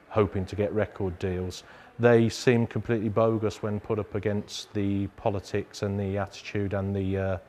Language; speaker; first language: English; native; English